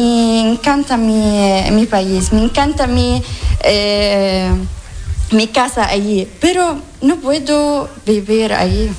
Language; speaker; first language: Spanish; non-native, learner; Arabic